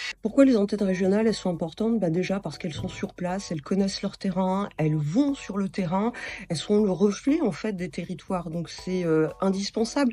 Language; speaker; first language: French; native; French